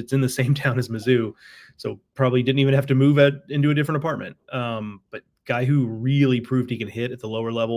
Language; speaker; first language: English; native; English